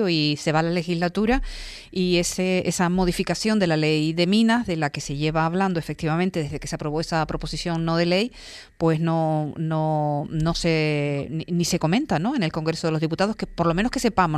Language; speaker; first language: Spanish; native; Spanish